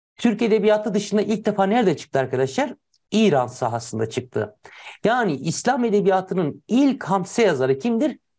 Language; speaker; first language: Turkish; native; Turkish